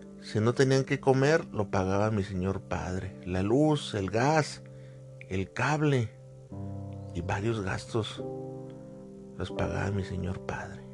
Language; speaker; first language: Spanish; native; Spanish